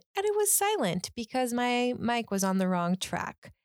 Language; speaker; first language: English; native; English